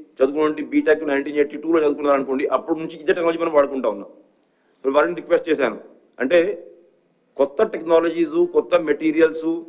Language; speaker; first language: Telugu; non-native, fluent; Hindi